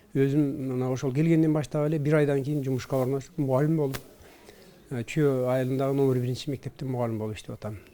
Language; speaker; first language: Kyrgyz; early bilingual, heritage; Kyrgyz